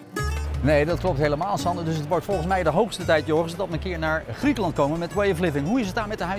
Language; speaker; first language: Dutch; native; Dutch